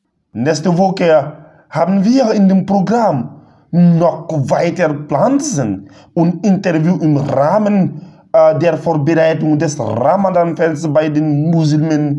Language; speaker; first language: German; non-native, learner; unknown